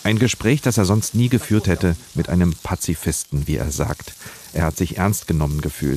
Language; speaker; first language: German; native; German